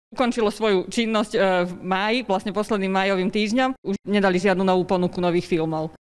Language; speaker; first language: Slovak; native; Slovak